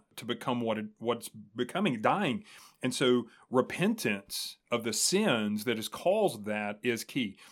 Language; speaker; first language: English; native; English